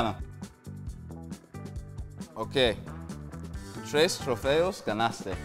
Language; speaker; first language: Spanish; non-native, learner; Dutch